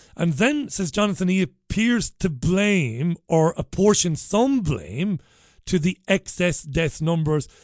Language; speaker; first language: English; native; English